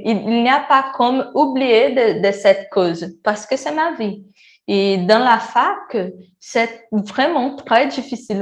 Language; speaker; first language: French; non-native, learner; Portuguese